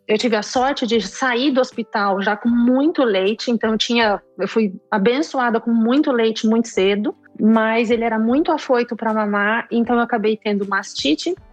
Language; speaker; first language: Portuguese; native; Portuguese